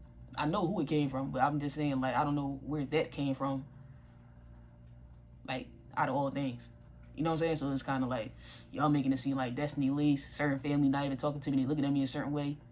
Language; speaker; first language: English; native; English